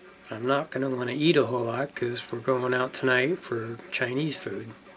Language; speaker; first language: English; native; English